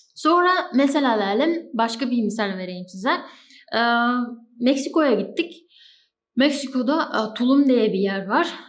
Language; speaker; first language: Turkish; native; Turkish